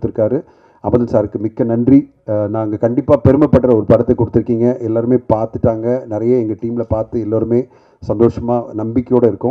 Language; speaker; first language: Tamil; native; Tamil